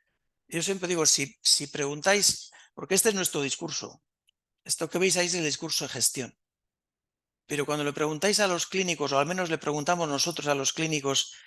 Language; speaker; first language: Spanish; native; Spanish